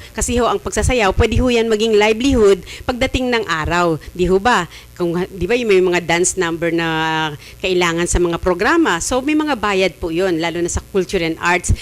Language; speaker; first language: Filipino; native; Filipino